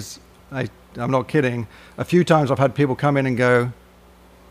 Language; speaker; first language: English; native; English